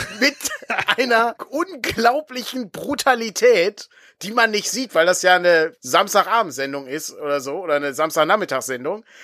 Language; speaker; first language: German; native; German